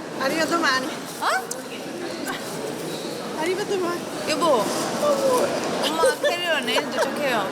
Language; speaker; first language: Korean; non-native, learner; Norwegian